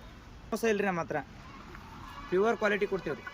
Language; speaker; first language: Kannada; native; Kannada